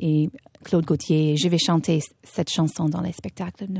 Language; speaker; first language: French; non-native, fluent; English